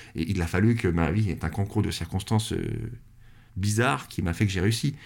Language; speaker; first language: French; native; French